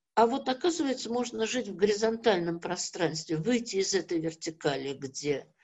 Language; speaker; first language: Russian; native; Russian